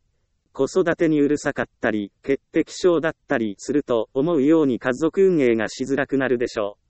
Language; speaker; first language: Japanese; native; Japanese